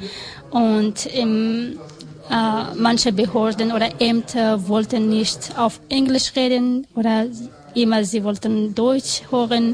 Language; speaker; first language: German; non-native, learner; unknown